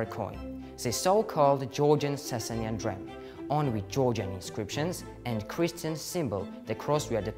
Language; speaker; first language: English; non-native, learner; Georgian